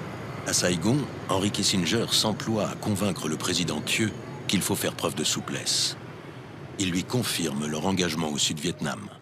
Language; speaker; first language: French; native; French